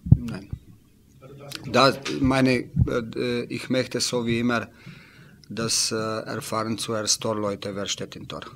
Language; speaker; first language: German; non-native, learner; Slovenian